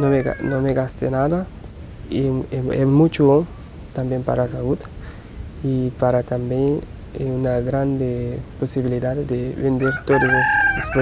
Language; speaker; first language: Spanish; non-native, learner; Portuguese